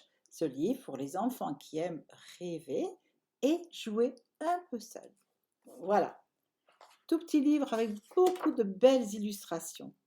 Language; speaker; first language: French; native; French